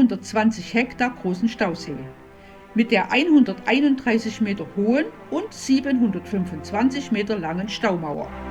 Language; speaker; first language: German; native; German